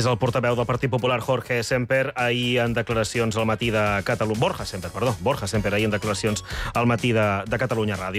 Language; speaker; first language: Catalan; native; Catalan